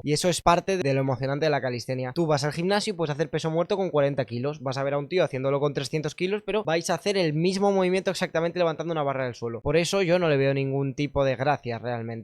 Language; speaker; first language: Spanish; native; Spanish